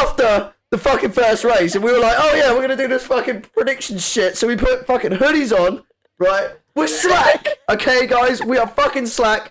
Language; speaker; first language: English; native; English